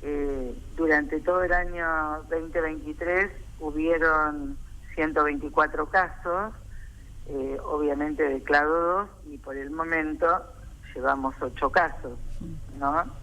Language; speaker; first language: Spanish; native; Spanish